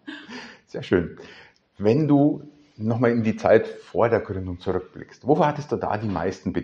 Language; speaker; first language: German; native; German